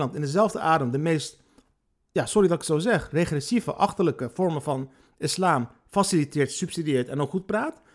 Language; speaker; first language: Dutch; early bilingual, other home language; Turkish